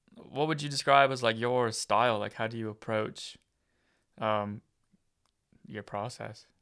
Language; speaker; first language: English; native; English